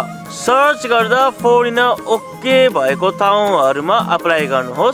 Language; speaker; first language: Nepali; non-native, fluent; Japanese